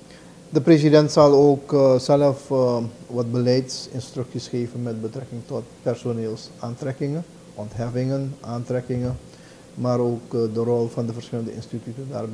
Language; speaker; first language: Dutch; native; Dutch